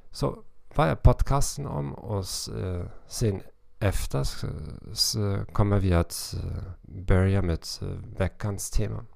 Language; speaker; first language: Swedish; non-native, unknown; German